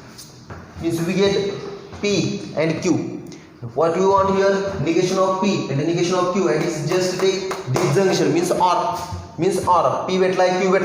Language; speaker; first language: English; non-native, local second language; Marathi